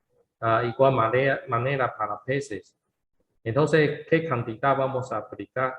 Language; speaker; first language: Spanish; non-native, learner; Chinese